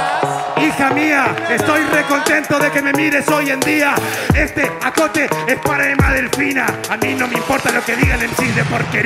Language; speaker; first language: Spanish; native; Spanish